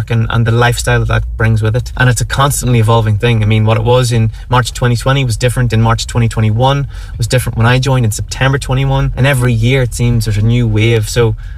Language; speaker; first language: English; native; English